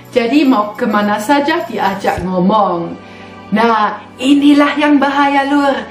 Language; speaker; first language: Indonesian; non-native, fluent; German